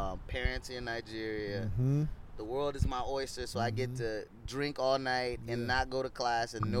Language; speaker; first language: English; non-native, local second language; Yoruba